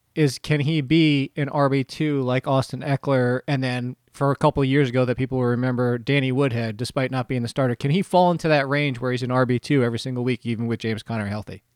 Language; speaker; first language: English; early bilingual, other home language; Polish